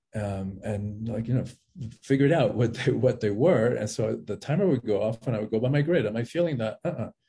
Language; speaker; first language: English; early bilingual, other home language; Spanish